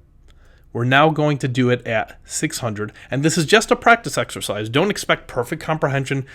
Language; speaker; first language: English; native; English